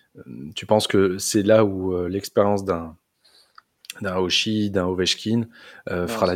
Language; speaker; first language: French; native; French